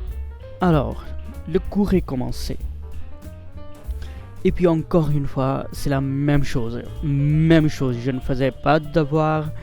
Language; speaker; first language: French; non-native, fluent; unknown